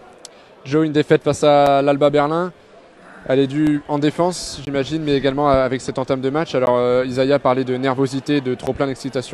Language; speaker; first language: French; native; French